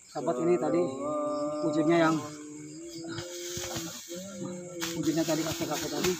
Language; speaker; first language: Indonesian; native; Indonesian